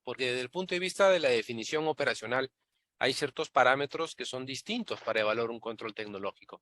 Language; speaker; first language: Spanish; native; Spanish